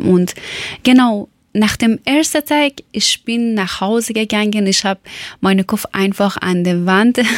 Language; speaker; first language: German; non-native, learner; Persian